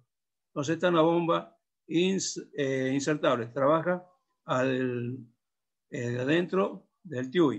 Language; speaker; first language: Spanish; native; Spanish